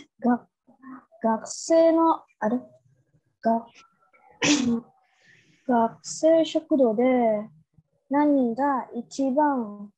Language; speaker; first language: Japanese; non-native, learner; Indonesian